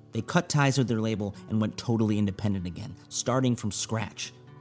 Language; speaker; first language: English; native; English